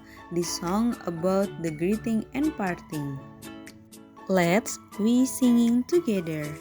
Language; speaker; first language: English; non-native, learner; Indonesian